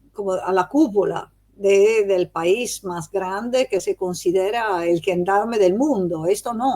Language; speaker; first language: Spanish; non-native, fluent; Italian